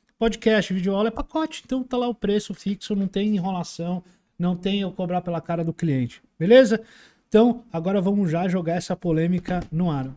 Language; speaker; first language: Portuguese; native; Portuguese